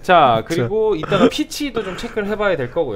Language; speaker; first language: Korean; native; Korean